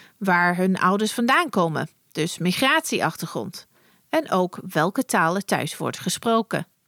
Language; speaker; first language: Dutch; non-native, fluent; English